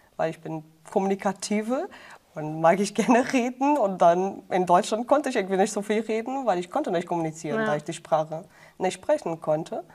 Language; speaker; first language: German; non-native, fluent; Portuguese